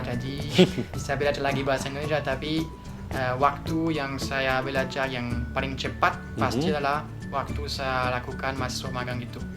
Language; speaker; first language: Indonesian; non-native, fluent; French